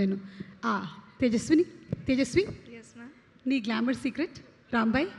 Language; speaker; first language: Telugu; native; Telugu